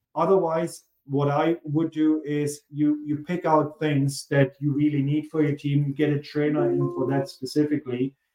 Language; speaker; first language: English; non-native, fluent; German